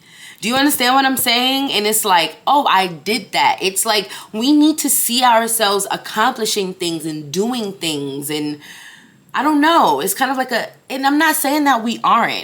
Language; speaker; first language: English; native; English